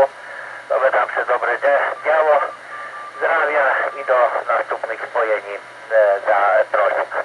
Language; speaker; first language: Polish; native; Polish